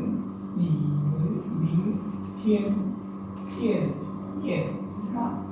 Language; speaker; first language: Chinese; non-native, learner; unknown